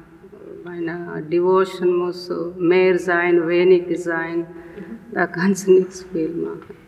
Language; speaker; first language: German; non-native, learner; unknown